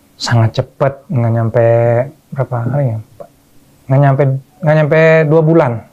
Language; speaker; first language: Indonesian; early bilingual, other home language; Dutch